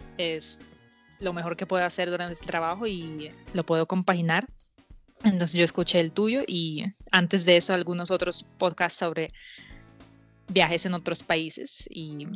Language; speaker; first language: Spanish; non-native, fluent; Russian